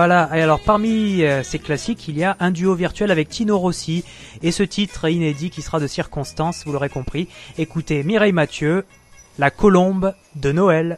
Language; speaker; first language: French; native; French